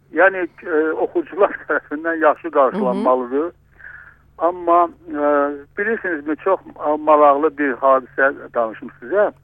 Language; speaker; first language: Azerbaijani; non-native, local second language; Russian